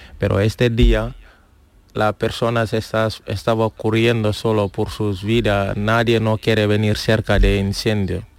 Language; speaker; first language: Spanish; non-native, learner; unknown